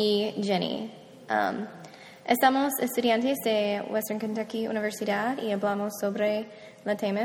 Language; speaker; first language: Spanish; non-native, learner; English